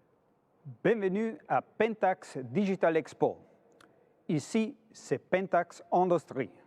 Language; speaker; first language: French; non-native, fluent; Italian